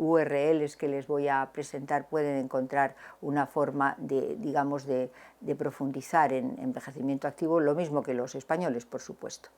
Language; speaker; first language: Spanish; native; Spanish